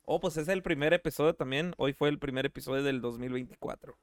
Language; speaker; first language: Spanish; native; Spanish